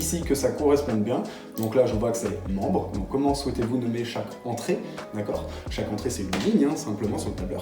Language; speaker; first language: French; native; French